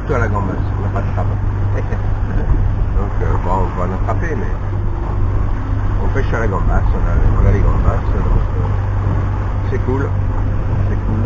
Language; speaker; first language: French; native; French